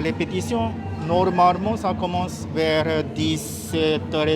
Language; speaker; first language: French; non-native, learner; Japanese